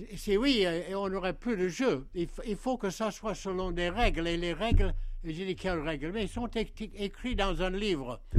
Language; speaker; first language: French; non-native, fluent; English